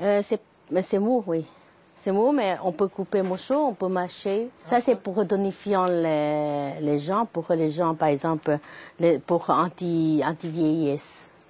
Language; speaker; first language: French; non-native, learner; Chinese